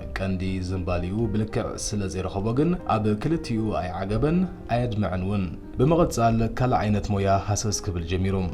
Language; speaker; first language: Tigrinya; native; Tigrinya